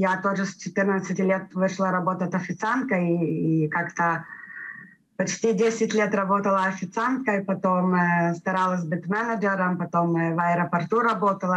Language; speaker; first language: Russian; early bilingual, heritage; Russian